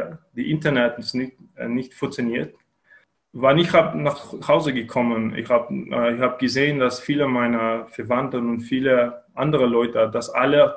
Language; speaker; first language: German; non-native, learner; Kyrgyz